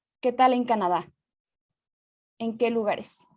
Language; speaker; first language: Spanish; native; Spanish